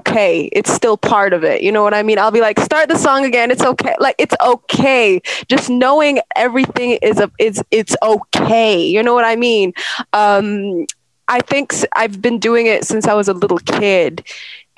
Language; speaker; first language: English; native; English